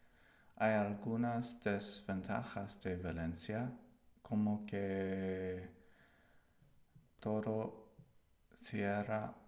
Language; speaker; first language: Spanish; non-native, learner; English